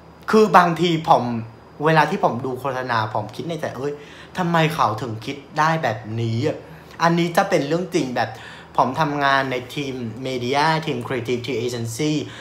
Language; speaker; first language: Thai; non-native, fluent; Vietnamese